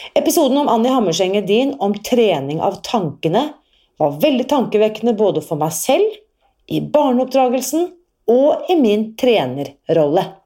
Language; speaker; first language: Norwegian; native; Norwegian